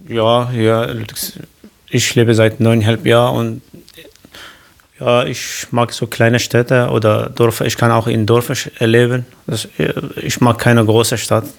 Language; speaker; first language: German; non-native, fluent; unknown